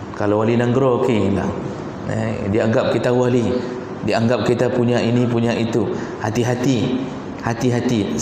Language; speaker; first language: Malay; non-native, local second language; Achinese